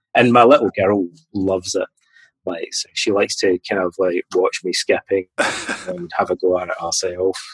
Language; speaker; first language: English; native; English